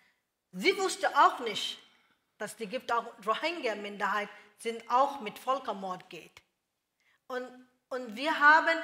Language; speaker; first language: German; non-native, learner; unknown